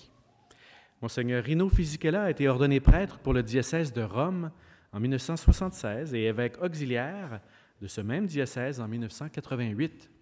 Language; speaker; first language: French; native; French